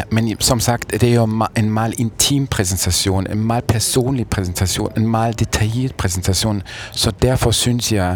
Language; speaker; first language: Danish; non-native, fluent; German